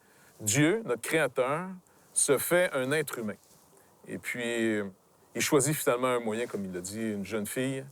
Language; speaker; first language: French; native; French